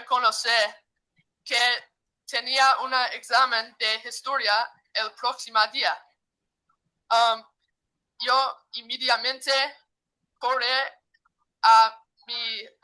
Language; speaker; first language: Spanish; non-native, learner; English